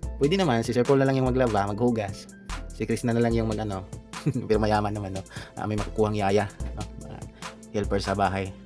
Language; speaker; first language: Filipino; non-native, local second language; Cebuano